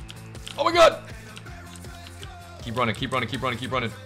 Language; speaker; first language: English; native; English